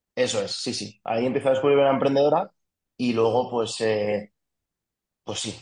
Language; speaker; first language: Spanish; early bilingual, other home language; French